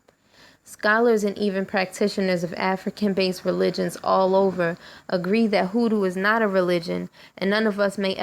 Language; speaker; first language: English; native; English